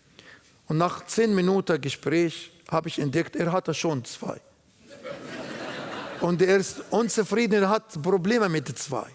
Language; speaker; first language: German; non-native, learner; Arabic